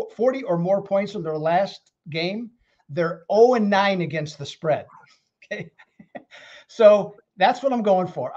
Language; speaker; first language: English; native; English